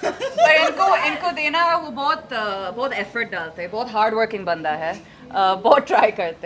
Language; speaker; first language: Hindi; non-native, local second language; English